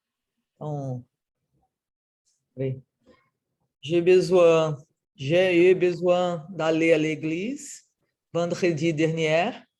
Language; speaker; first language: French; non-native, learner; Portuguese